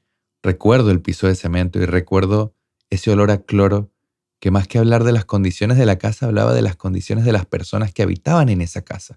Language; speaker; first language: Spanish; native; Spanish